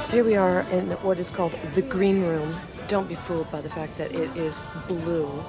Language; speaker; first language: English; native; English